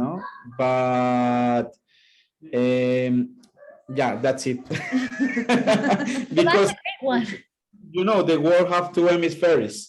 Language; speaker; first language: English; non-native, learner; Spanish